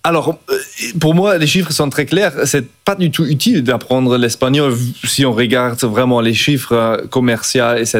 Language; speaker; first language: French; non-native, fluent; German